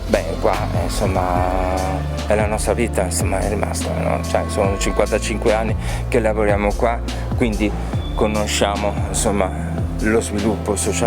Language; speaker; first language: Italian; native; Italian